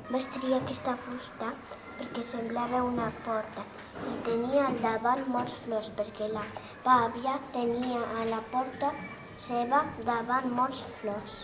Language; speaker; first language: Catalan; early bilingual, other home language; Arabic